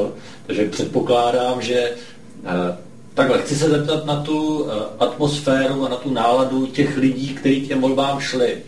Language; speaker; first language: Czech; native; Czech